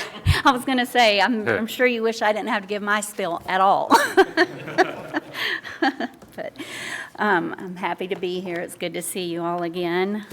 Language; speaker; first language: English; native; English